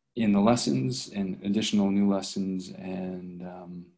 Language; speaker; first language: English; native; English